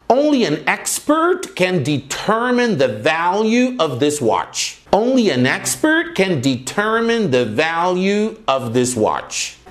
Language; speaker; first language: English; non-native, fluent; Portuguese